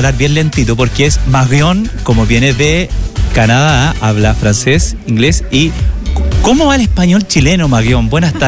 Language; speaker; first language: Spanish; native; Spanish